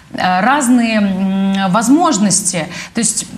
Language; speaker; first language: Russian; native; Russian